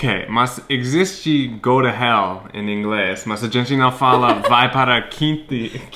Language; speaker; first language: Portuguese; non-native, fluent; English